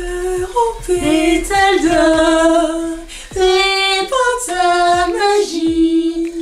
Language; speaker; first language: French; native; French